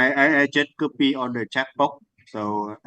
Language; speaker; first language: English; non-native, learner; Vietnamese